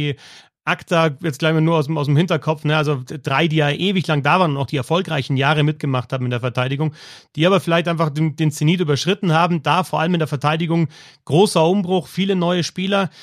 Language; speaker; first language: German; native; German